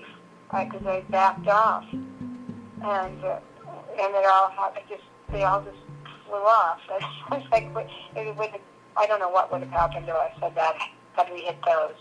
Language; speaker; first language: English; native; English